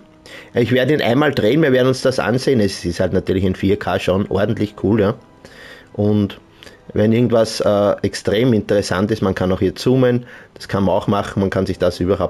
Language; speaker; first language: German; native; German